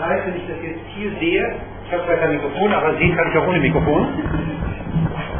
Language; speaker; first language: German; native; German